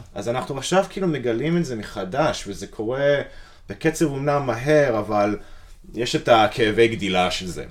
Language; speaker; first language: Hebrew; non-native, fluent; English